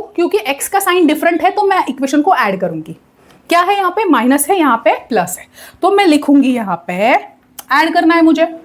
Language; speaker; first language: Hindi; non-native, local second language; Marathi